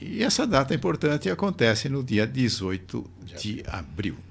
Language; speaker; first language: Portuguese; native; Portuguese